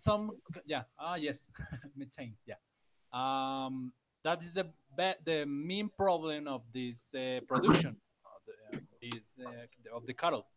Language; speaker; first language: English; non-native, learner; Spanish